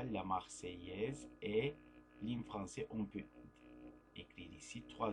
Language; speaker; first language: French; non-native, fluent; Turkish